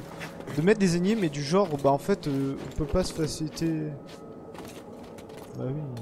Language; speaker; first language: French; native; French